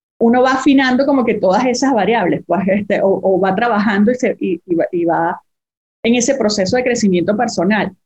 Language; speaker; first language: Spanish; native; Spanish